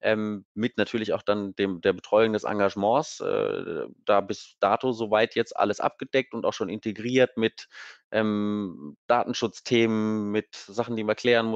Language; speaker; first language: German; native; German